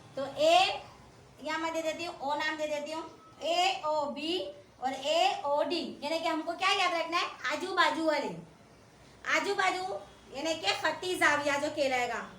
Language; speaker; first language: Urdu; native; Urdu